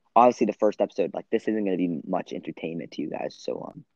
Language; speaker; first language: English; early bilingual, other home language; Italian